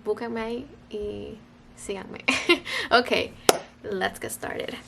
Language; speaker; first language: Spanish; early bilingual, other home language; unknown